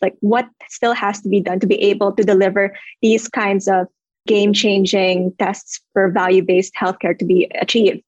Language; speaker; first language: English; non-native, local second language; Filipino